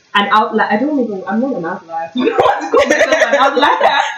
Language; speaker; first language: English; non-native, local second language; Yoruba